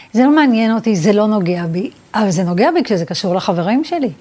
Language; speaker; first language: Hebrew; early bilingual, other home language; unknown